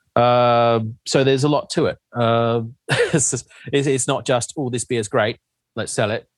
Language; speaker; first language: English; native; English